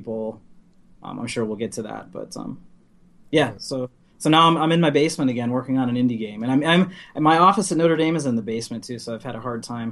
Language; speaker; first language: English; native; English